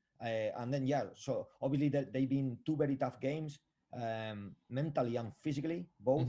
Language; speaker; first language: English; non-native, fluent; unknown